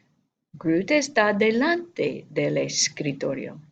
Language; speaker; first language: Spanish; non-native, fluent; English